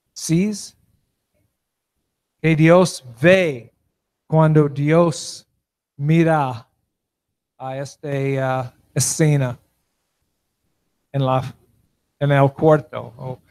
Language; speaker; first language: Spanish; non-native, learner; English